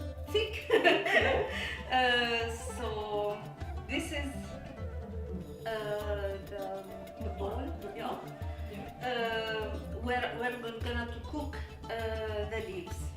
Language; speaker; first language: English; non-native, learner; Arabic